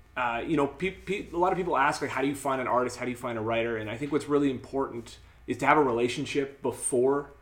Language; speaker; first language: English; native; English